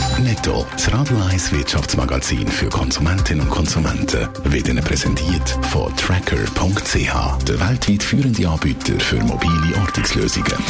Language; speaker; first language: German; native; German